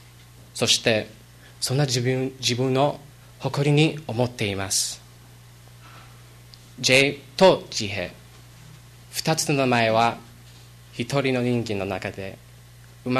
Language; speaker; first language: Japanese; non-native, learner; English